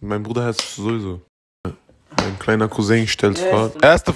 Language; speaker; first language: German; native; German